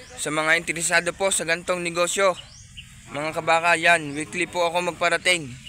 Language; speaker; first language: Filipino; native; Filipino